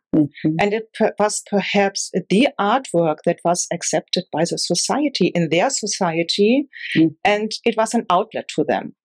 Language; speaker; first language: English; non-native, fluent; German